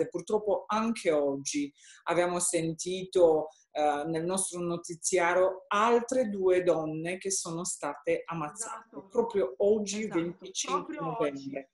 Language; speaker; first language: Italian; non-native, fluent; Romanian